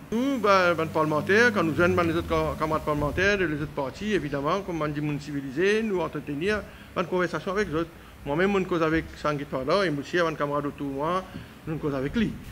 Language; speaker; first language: French; non-native, local second language; Morisyen